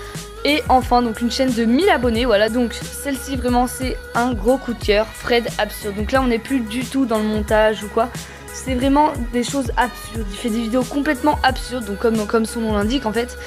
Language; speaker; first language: French; native; French